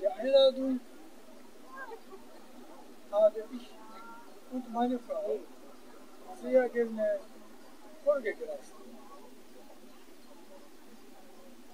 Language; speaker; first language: German; non-native, fluent; Japanese